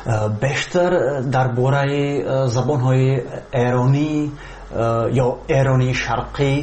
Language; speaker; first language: Persian; non-native, fluent; Czech